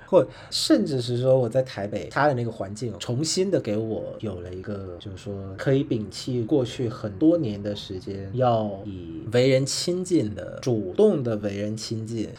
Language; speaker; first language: Chinese; non-native, fluent; Vietnamese